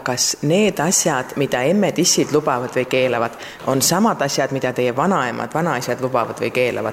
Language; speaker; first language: Estonian; native; Estonian